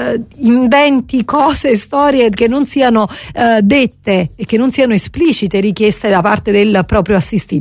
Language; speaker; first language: Italian; native; Italian